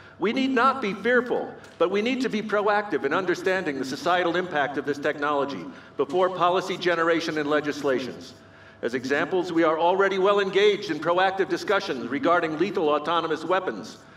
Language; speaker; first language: English; native; English